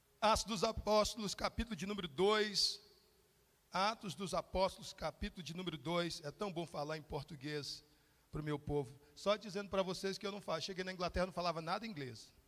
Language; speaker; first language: Portuguese; native; Portuguese